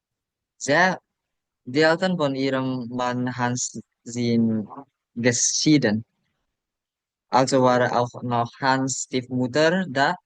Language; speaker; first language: German; non-native, learner; Indonesian